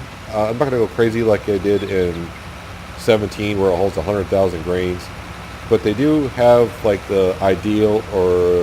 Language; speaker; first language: English; native; English